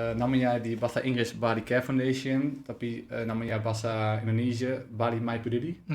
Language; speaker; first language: Indonesian; non-native, learner; Dutch